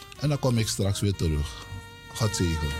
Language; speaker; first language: Dutch; non-native, local second language; Sranan Tongo